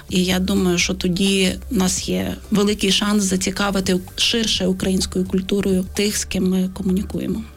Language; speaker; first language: Ukrainian; native; Ukrainian